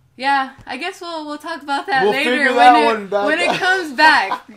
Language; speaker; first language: English; native; English